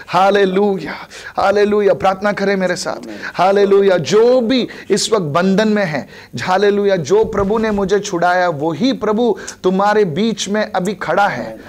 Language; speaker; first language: Hindi; non-native, local second language; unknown